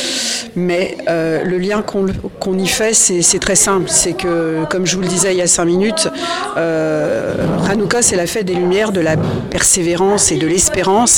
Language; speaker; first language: French; native; French